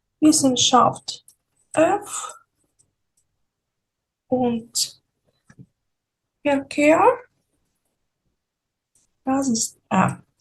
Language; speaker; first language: German; non-native, fluent; Ukrainian